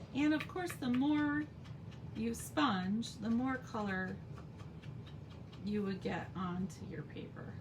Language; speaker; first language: English; native; English